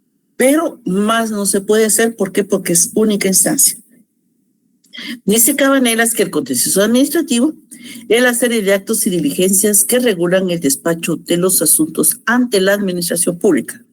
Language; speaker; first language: Spanish; native; Spanish